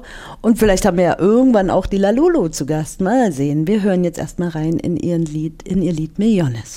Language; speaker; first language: German; native; German